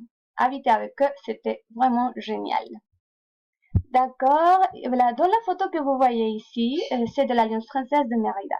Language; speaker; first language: French; non-native, fluent; Spanish